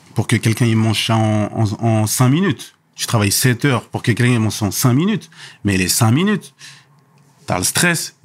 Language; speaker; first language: French; native; French